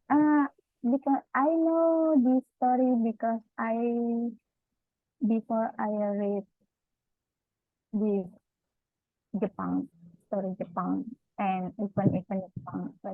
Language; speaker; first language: English; non-native, learner; Indonesian